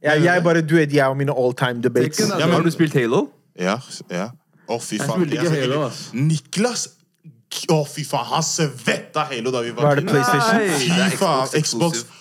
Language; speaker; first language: Norwegian; native; Norwegian